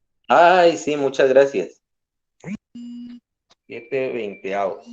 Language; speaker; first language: Spanish; native; Spanish